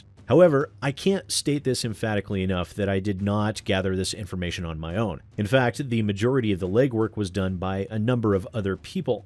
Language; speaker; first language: English; native; English